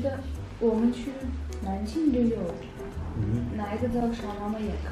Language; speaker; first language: Chinese; non-native, fluent; Russian